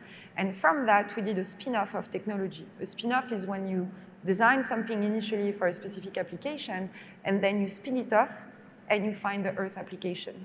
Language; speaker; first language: English; non-native, fluent; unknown